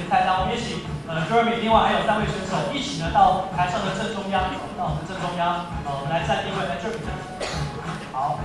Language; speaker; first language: Chinese; native; Chinese